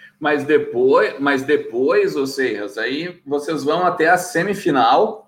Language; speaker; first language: Portuguese; native; Portuguese